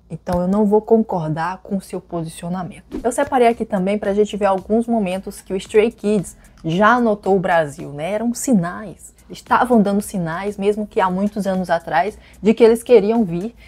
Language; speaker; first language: Portuguese; native; Portuguese